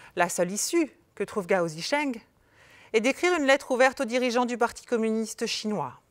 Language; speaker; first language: French; native; French